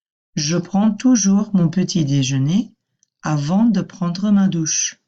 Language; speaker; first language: French; non-native, fluent; English